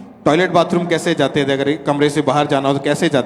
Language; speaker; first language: Hindi; native; Hindi